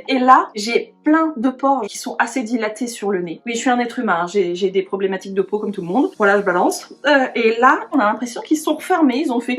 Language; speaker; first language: French; native; French